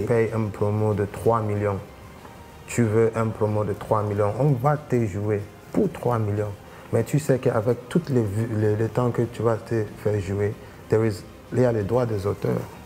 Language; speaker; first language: French; non-native, local second language; English